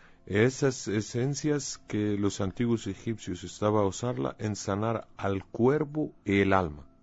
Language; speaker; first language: Spanish; non-native, learner; Arabic